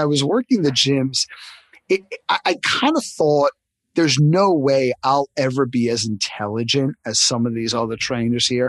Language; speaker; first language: English; native; English